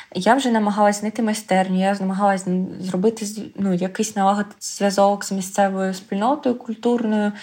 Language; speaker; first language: Ukrainian; native; Ukrainian